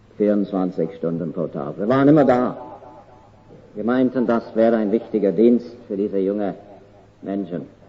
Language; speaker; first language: German; non-native, fluent; English